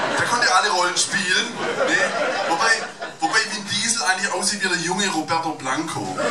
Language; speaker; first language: German; native; German